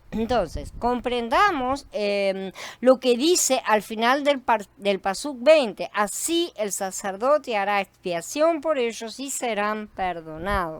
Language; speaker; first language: Spanish; native; Spanish